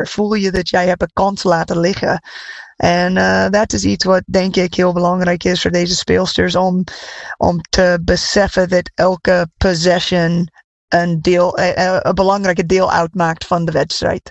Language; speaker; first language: Dutch; non-native, fluent; English